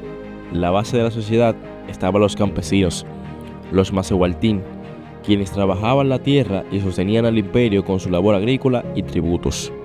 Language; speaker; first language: Spanish; native; Spanish